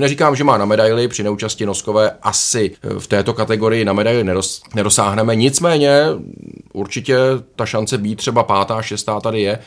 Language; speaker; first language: Czech; native; Czech